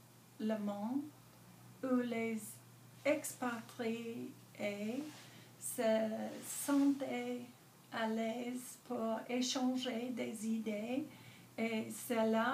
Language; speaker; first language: French; non-native, learner; English